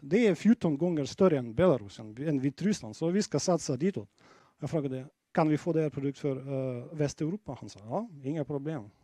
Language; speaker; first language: Swedish; non-native, fluent; Russian